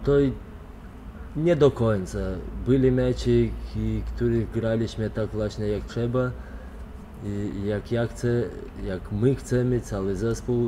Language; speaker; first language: Polish; non-native, fluent; Lithuanian